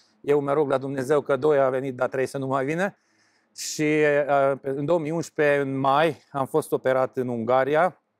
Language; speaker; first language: Romanian; non-native, local second language; Hungarian